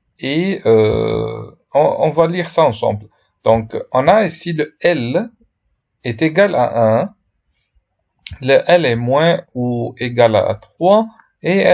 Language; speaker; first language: French; non-native, fluent; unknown